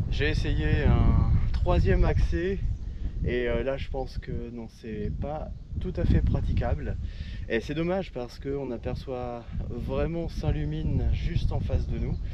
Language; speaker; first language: French; native; French